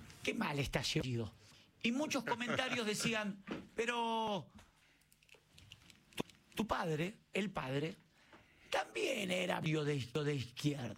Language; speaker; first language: Spanish; native; Spanish